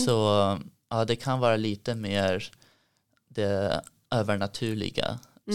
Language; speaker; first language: Swedish; early bilingual, heritage; Swedish